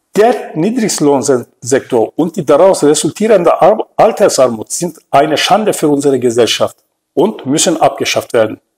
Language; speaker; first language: German; non-native, fluent; Turkish